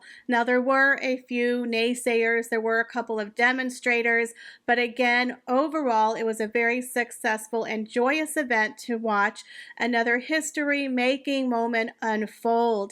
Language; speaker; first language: English; native; English